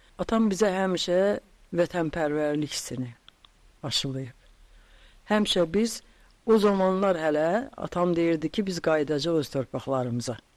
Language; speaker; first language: Azerbaijani; native; Azerbaijani